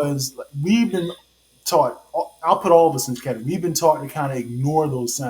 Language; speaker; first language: English; native; English